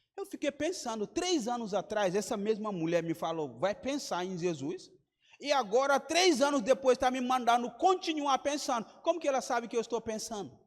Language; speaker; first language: Portuguese; non-native, fluent; Mandingo